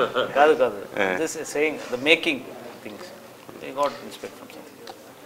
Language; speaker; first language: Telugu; non-native, learner; Tamil